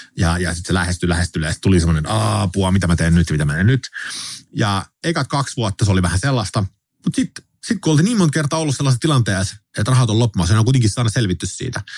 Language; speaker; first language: Finnish; early bilingual, heritage; Finnish